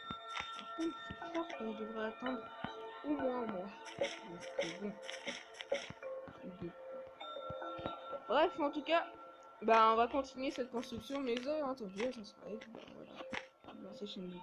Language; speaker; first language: French; native; French